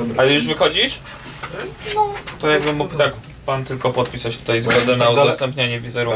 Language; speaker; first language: Polish; native; Polish